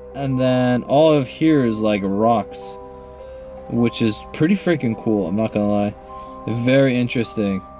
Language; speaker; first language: English; native; English